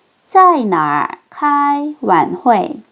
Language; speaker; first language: Chinese; non-native, fluent; Korean